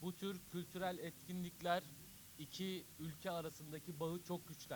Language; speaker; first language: Turkish; native; Turkish